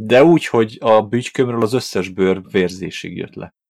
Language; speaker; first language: Hungarian; native; Hungarian